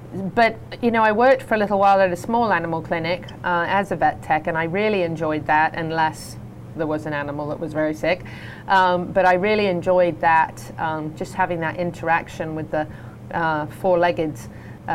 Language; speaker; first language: English; native; English